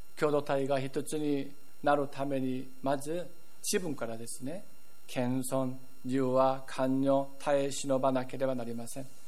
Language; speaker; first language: Japanese; non-native, fluent; Korean